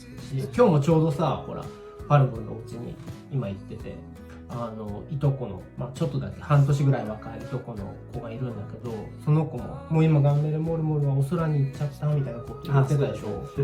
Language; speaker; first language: Japanese; native; Japanese